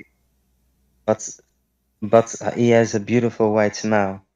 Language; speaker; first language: English; non-native, fluent; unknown